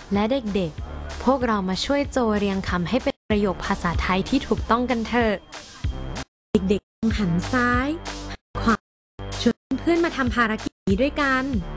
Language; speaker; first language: Thai; native; Thai